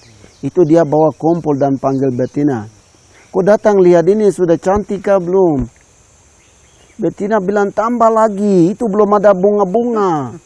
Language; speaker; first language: Indonesian; non-native, local second language; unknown